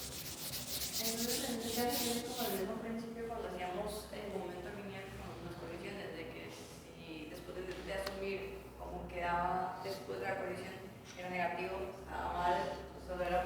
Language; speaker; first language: Spanish; native; Spanish